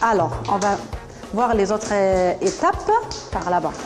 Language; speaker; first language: French; non-native, fluent; German